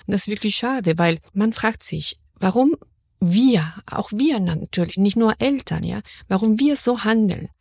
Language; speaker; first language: German; non-native, fluent; Spanish